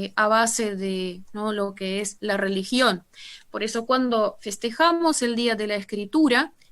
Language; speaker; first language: Spanish; non-native, fluent; Russian